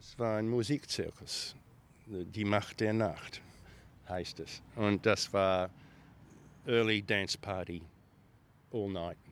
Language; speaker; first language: German; early bilingual, heritage; German